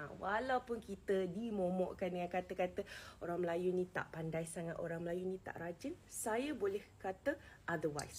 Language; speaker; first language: Malay; native; Malay